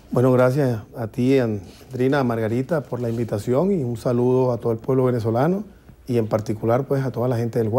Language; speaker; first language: Spanish; native; Spanish